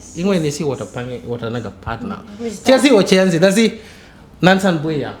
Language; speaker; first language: Chinese; non-native, learner; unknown